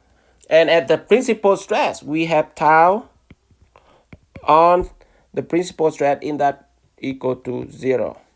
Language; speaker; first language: English; non-native, fluent; Vietnamese